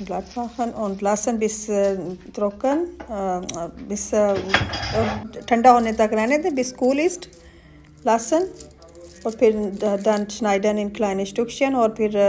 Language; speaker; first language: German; non-native, learner; Hindi